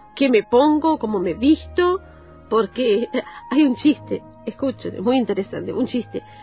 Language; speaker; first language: Spanish; non-native, fluent; German